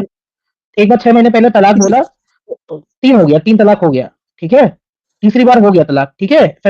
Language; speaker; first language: Hindi; native; Hindi